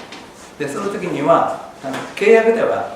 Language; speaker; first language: Japanese; native; Japanese